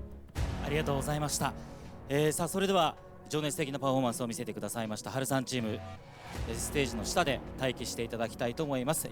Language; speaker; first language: Japanese; native; Japanese